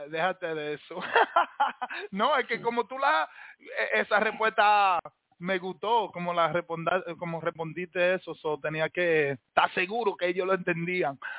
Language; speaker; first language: Spanish; early bilingual, heritage; Spanish